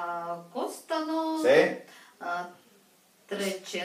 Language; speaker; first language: Italian; non-native, learner; Russian